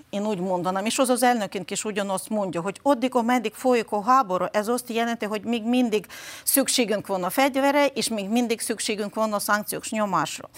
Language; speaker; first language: Hungarian; non-native, fluent; Ukrainian